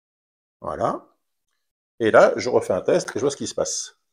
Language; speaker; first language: French; native; French